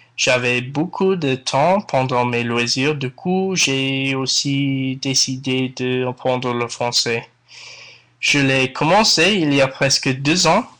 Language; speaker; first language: French; non-native, learner; English